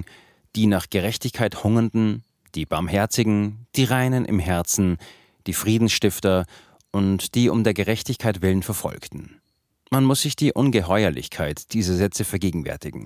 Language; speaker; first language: German; native; German